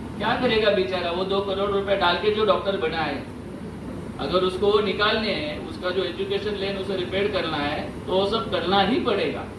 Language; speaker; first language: Hindi; non-native, local second language; Marathi